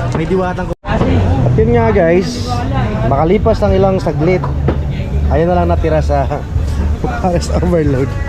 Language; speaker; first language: Filipino; non-native, local second language; Waray